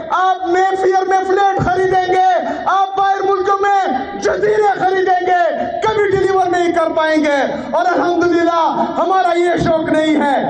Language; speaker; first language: Urdu; non-native, local second language; Pashto